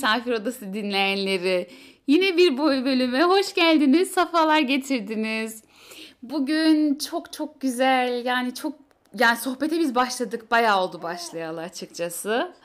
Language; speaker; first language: Turkish; early bilingual, heritage; Turkish